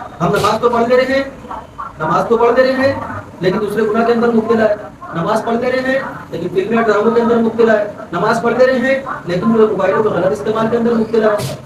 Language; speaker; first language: Urdu; native; Urdu